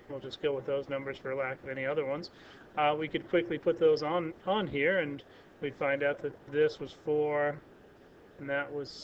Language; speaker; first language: English; native; English